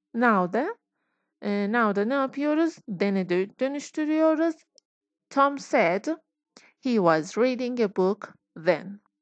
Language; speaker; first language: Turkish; non-native, fluent; Persian